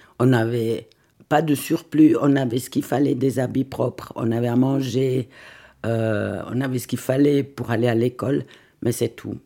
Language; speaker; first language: French; non-native, fluent; Swiss German